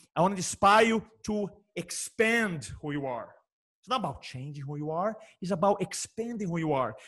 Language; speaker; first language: English; non-native, fluent; Portuguese